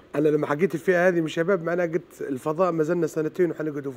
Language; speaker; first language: Arabic; native; Arabic